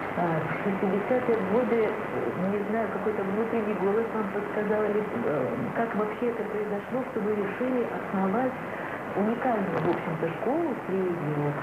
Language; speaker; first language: Russian; native; Russian